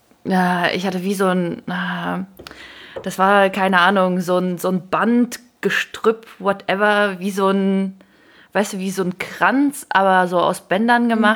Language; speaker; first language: German; early bilingual, other home language; Ukrainian